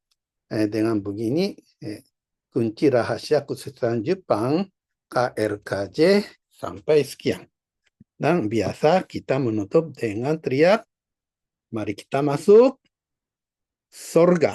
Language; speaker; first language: Indonesian; non-native, fluent; Japanese